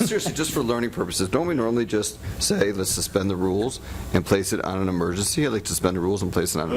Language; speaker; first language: English; native; English